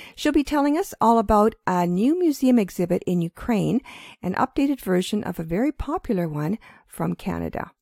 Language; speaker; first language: English; early bilingual, other home language; Ukrainian